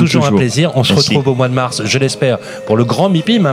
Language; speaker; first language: French; native; French